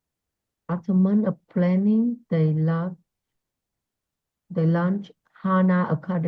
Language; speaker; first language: English; non-native, learner; Vietnamese